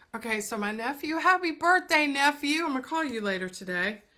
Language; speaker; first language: English; native; English